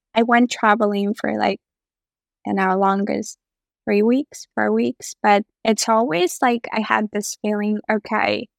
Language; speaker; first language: English; non-native, fluent; Russian